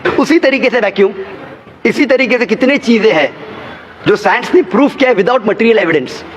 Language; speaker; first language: Hindi; non-native, local second language; Konkani